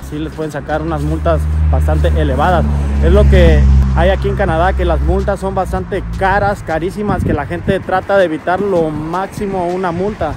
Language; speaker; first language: Spanish; native; Spanish